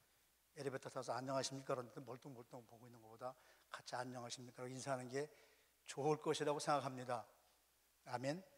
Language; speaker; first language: Korean; native; Korean